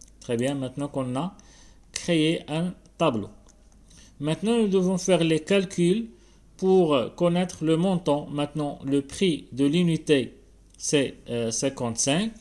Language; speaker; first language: French; non-native, local second language; Arabic